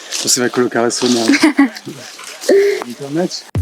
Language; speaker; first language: Portuguese; non-native, fluent; French